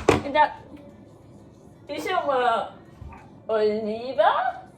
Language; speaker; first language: Portuguese; non-native, learner; German